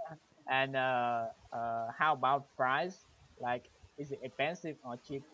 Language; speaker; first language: English; non-native, learner; Vietnamese